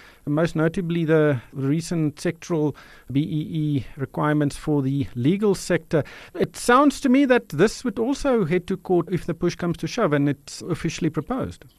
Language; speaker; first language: English; non-native, local second language; Afrikaans